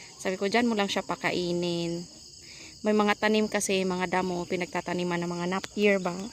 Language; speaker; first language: Filipino; non-native, local second language; Cebuano